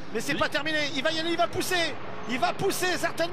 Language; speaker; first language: French; native; French